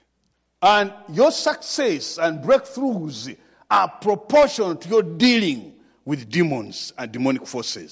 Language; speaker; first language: English; non-native, local second language; Ganda